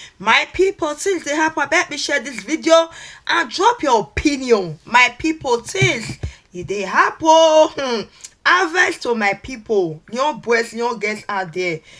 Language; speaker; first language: Nigerian Pidgin; non-native, local second language; Esan